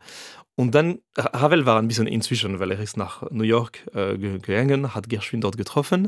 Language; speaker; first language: German; non-native, fluent; French